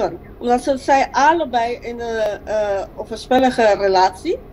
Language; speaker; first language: Dutch; non-native, local second language; Papiamento